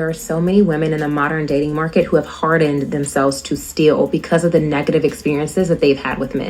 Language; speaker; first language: English; native; English